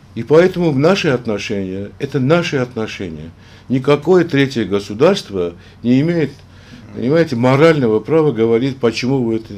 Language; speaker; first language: Russian; non-native, local second language; Armenian